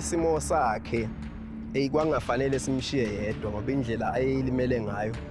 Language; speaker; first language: Zulu; native; Zulu